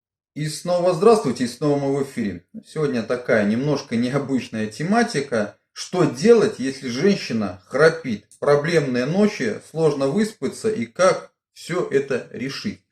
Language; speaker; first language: Russian; native; Russian